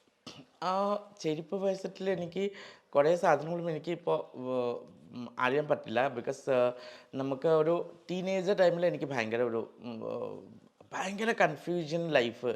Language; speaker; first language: Malayalam; non-native, local second language; Assamese